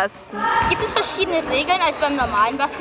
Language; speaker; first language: German; native; German